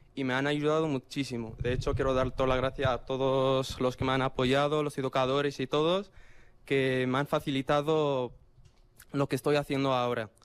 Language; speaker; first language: Spanish; non-native, fluent; Arabic